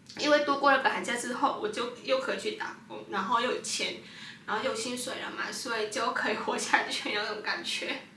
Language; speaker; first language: Chinese; non-native, fluent; Vietnamese